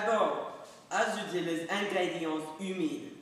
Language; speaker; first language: French; non-native, learner; English